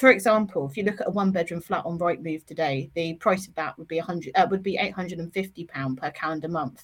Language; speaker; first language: English; native; English